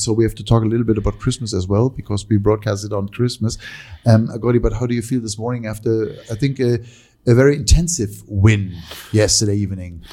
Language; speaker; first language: English; non-native, fluent; German